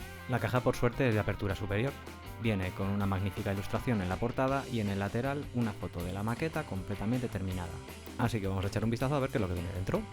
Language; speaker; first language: Spanish; native; Spanish